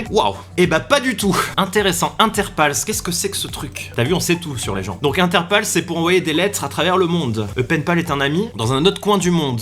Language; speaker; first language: French; native; French